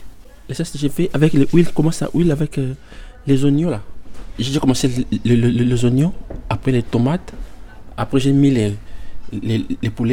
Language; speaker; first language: French; non-native, learner; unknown